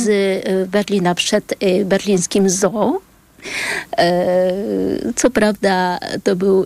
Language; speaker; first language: Polish; early bilingual, other home language; Vietnamese